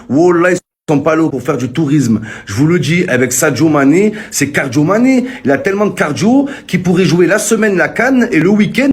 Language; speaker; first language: French; native; French